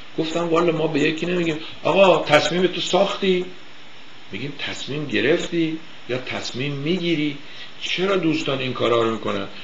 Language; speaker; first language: Persian; native; Persian